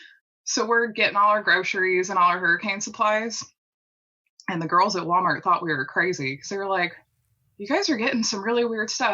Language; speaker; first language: English; native; English